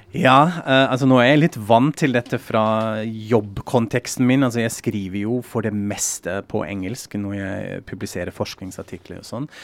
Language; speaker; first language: Norwegian; non-native, fluent; German